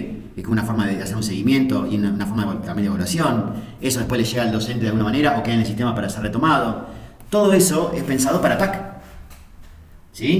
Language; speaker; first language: Spanish; native; Spanish